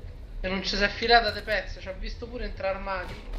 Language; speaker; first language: Italian; native; Italian